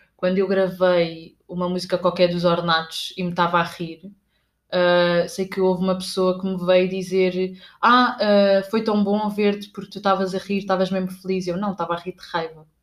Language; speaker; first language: Portuguese; native; Portuguese